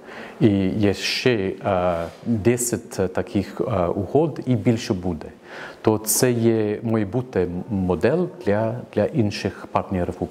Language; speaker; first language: Ukrainian; non-native, fluent; English